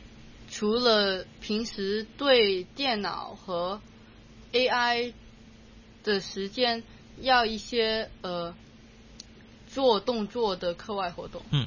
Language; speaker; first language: Chinese; non-native, local second language; Cantonese